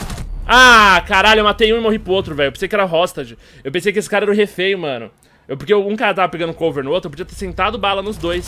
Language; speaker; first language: Portuguese; native; Portuguese